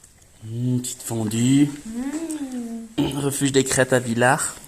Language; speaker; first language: French; native; French